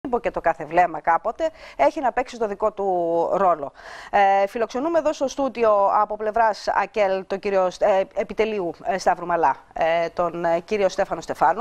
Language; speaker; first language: Greek; native; Greek